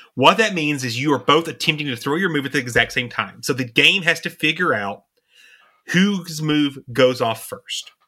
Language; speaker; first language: English; native; English